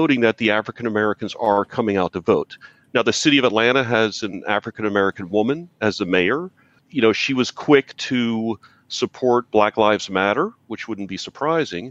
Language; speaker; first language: English; native; English